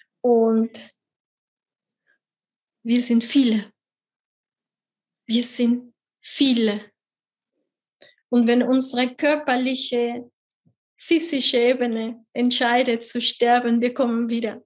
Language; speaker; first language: German; non-native, fluent; Spanish